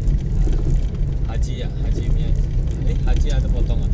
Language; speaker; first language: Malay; non-native, local second language; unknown